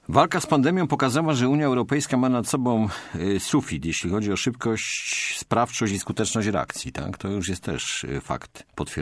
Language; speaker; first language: Polish; native; Polish